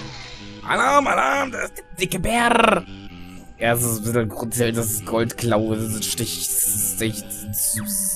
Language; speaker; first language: German; native; German